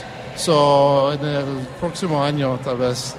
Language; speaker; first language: Spanish; early bilingual, heritage; English